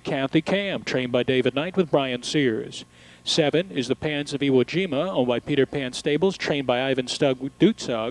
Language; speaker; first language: English; native; English